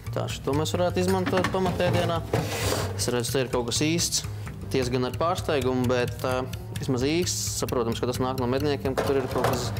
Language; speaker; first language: Latvian; native; Latvian